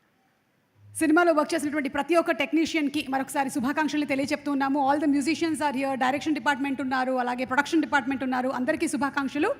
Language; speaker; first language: Telugu; native; Telugu